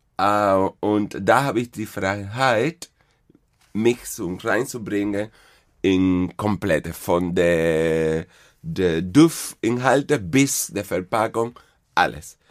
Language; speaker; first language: German; non-native, fluent; Spanish